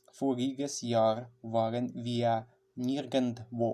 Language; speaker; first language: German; non-native, fluent; Ukrainian